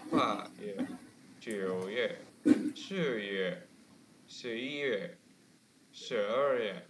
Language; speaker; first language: Chinese; non-native, learner; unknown